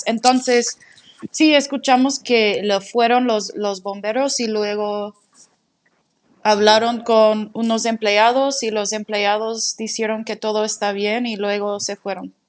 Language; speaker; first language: Spanish; non-native, fluent; English